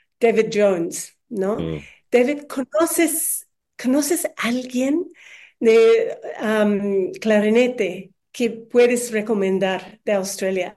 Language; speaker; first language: Spanish; non-native, fluent; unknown